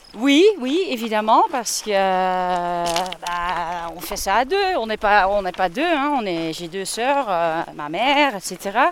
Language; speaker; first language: French; non-native, fluent; Dutch